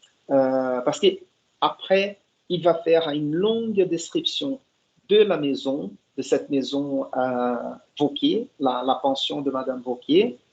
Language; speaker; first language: French; non-native, fluent; Portuguese